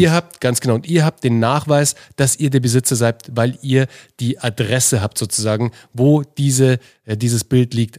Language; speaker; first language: German; native; German